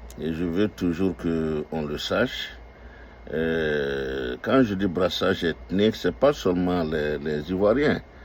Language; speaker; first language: French; non-native, local second language; Dyula